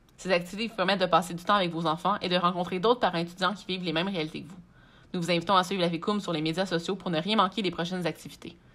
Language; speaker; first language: French; native; French